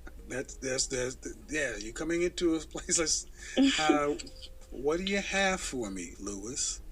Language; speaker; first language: English; native; English